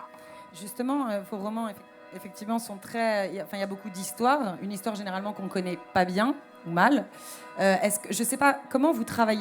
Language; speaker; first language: French; native; French